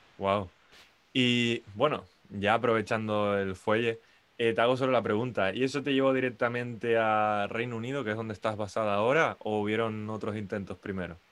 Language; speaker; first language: Spanish; native; Spanish